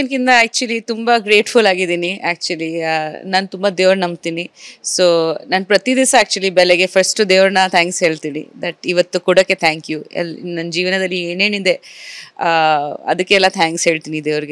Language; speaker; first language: Kannada; non-native, fluent; Bangla